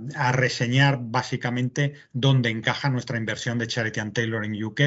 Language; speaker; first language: Spanish; native; Spanish